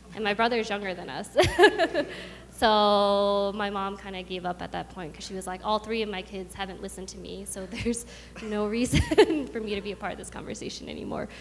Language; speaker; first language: English; early bilingual, other home language; Khmer